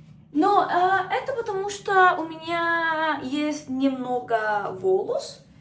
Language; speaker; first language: Russian; non-native, learner; Spanish